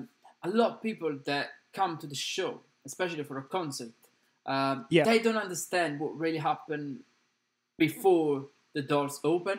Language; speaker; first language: English; non-native, fluent; Italian